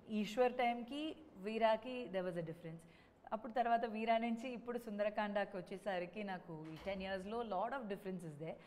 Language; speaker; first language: Telugu; non-native, local second language; Tamil